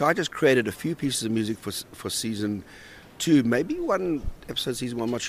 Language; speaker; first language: English; native; English